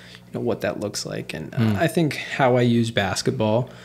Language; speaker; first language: English; native; English